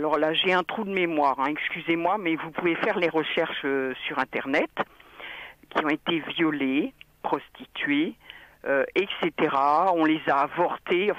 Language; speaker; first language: French; native; French